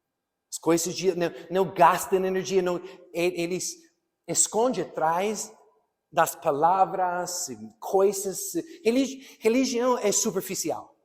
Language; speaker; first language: Portuguese; non-native, fluent; English